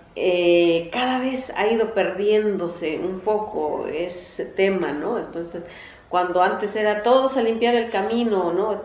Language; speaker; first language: Spanish; non-native, local second language; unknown